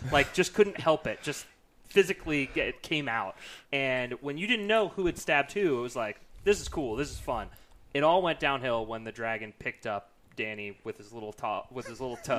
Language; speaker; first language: English; native; English